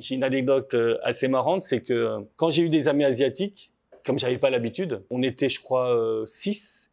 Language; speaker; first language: French; native; French